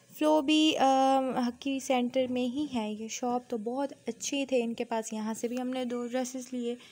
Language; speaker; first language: Urdu; native; Urdu